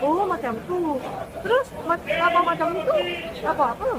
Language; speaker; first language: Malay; non-native, local second language; Indonesian